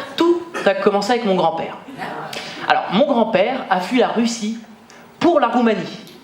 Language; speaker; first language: French; native; French